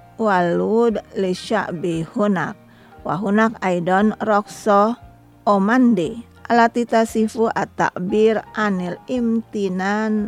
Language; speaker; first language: Arabic; non-native, fluent; Indonesian